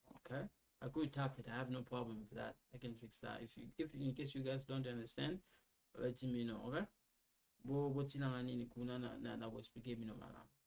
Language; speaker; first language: English; non-native, fluent; Lingala